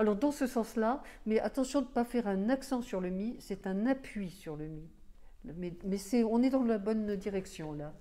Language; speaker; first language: French; native; French